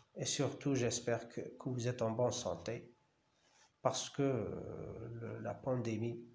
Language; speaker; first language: French; non-native, local second language; Arabic